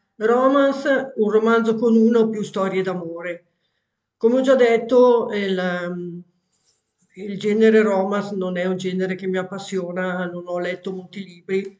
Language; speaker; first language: Italian; native; Italian